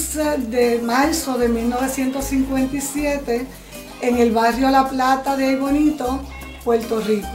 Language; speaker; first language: Spanish; native; Spanish